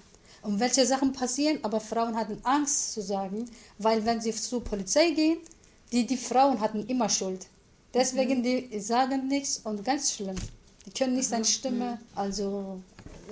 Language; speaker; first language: German; non-native, learner; Kurdish